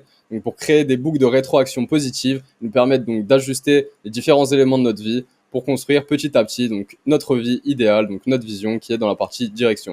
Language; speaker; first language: French; native; French